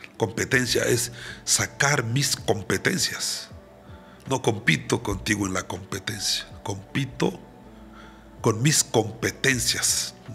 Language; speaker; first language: Spanish; non-native, fluent; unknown